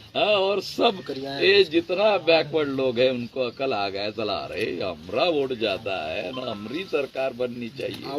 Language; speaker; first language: Hindi; non-native, local second language; Marathi